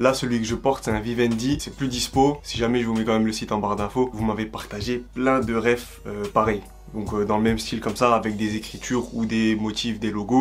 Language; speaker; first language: French; native; French